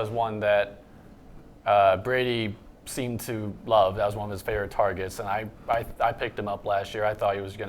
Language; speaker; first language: English; native; English